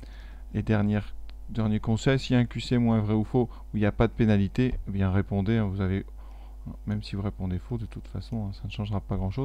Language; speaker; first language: French; native; French